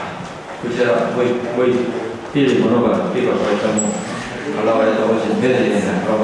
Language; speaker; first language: Russian; non-native, learner; Korean